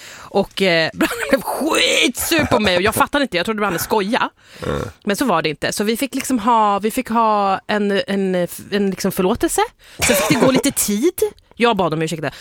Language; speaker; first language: Swedish; early bilingual, other home language; Persian